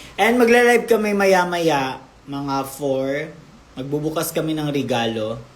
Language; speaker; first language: Filipino; native; Filipino